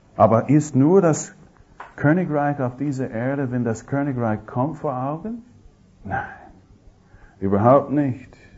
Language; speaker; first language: German; non-native, fluent; English